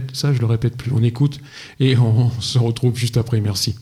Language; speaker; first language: French; native; French